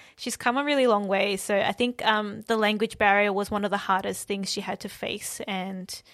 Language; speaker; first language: English; native; English